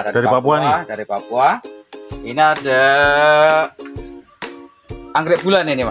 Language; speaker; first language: Indonesian; native; Indonesian